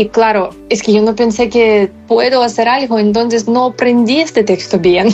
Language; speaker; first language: Spanish; non-native, fluent; Ukrainian